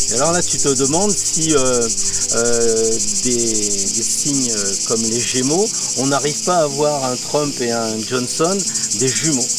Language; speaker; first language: French; native; French